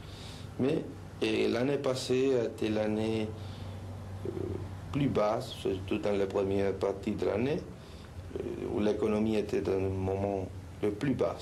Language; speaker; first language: French; non-native, fluent; Spanish